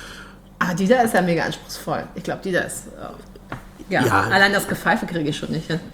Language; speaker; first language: German; native; German